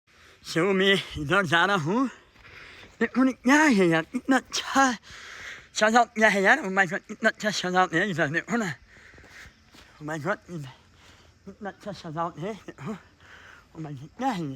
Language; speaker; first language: Hindi; non-native, fluent; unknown